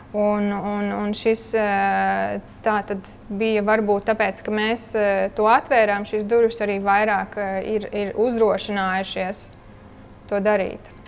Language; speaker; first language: Latvian; early bilingual, heritage; Latvian